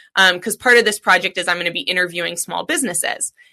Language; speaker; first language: English; native; English